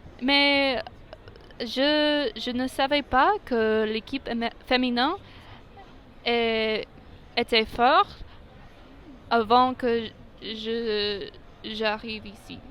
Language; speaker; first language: French; non-native, learner; English